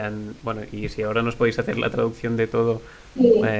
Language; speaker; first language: Spanish; native; Spanish